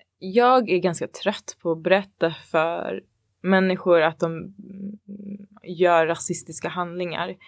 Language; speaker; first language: Swedish; early bilingual, other home language; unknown